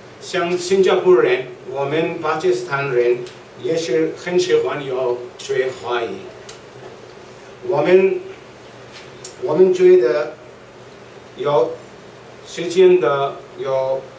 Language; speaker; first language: Chinese; non-native, learner; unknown